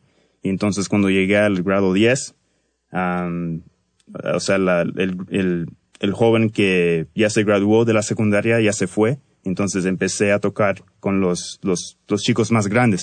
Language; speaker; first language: Spanish; early bilingual, heritage; Spanish